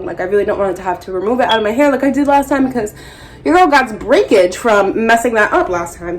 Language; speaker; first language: English; native; English